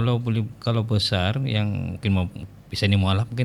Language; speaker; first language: Malay; native; Malay